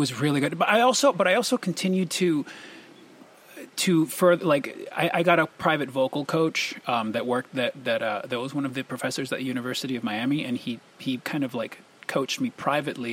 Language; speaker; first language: English; early bilingual, other home language; Spanish